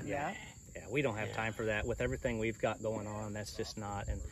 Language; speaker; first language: English; native; English